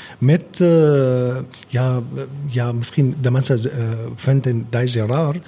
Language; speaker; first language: Dutch; non-native, learner; Arabic